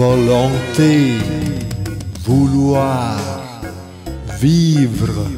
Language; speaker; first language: French; non-native, fluent; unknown